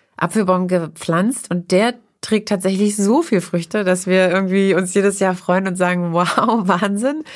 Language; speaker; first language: German; native; German